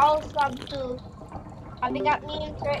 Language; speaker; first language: English; non-native, local second language; Filipino